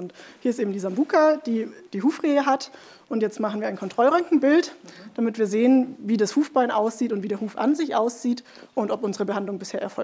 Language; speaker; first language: German; native; German